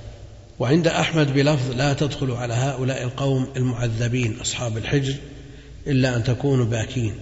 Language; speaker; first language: Arabic; native; Arabic